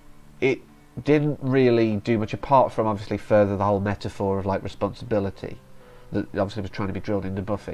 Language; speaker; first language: English; native; English